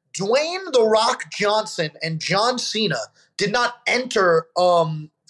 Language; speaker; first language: English; native; English